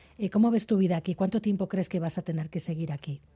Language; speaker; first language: Spanish; native; Spanish